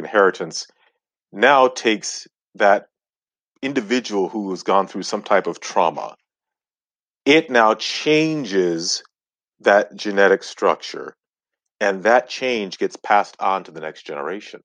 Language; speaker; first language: English; non-native, local second language; Akan